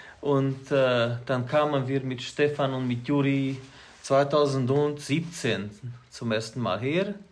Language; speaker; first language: German; non-native, fluent; Hungarian